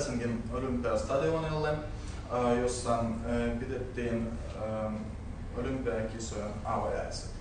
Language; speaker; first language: Finnish; non-native, learner; Russian